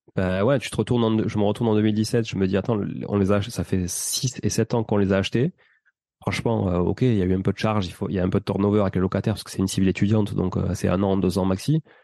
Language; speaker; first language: French; native; French